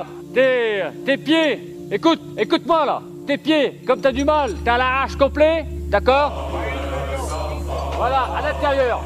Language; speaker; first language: French; native; French